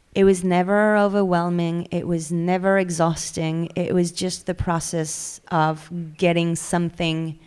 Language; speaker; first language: English; non-native, fluent; French